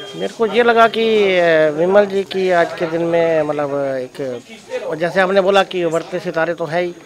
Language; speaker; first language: Hindi; native; Hindi